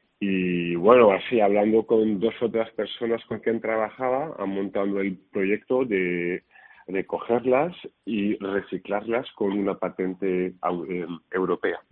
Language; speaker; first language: Spanish; non-native, fluent; French